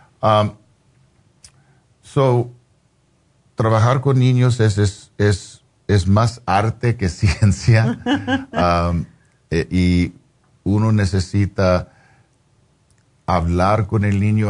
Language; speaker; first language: Spanish; non-native, fluent; English